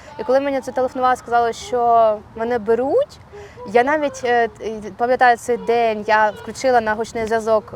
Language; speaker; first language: Ukrainian; non-native, local second language; Russian